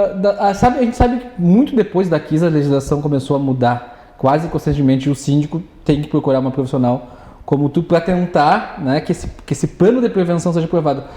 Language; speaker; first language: Portuguese; native; Portuguese